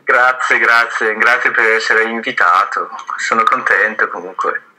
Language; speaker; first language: Italian; non-native, fluent; Chinese